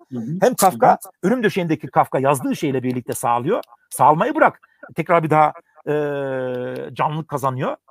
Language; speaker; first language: Turkish; early bilingual, heritage; Turkish